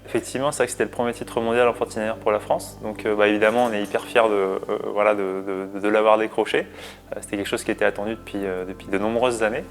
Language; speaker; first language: French; native; French